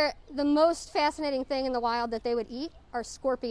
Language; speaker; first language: English; native; English